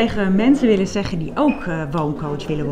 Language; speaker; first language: Dutch; native; Dutch